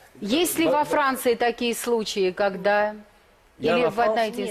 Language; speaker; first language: Russian; native; Russian